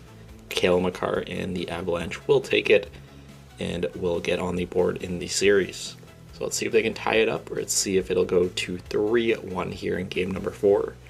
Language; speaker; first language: English; native; English